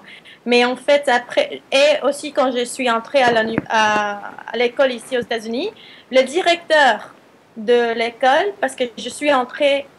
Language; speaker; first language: French; non-native, fluent; Spanish